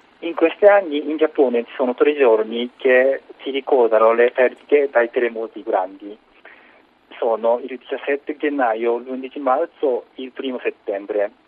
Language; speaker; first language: Italian; non-native, learner; Japanese